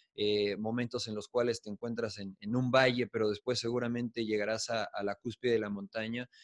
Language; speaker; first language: Spanish; native; Spanish